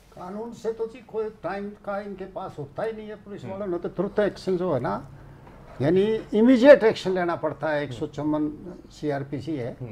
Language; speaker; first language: Hindi; native; Hindi